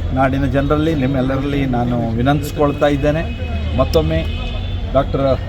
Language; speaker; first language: Kannada; native; Kannada